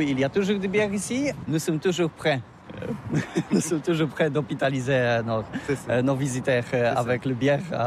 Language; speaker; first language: French; non-native, learner; Polish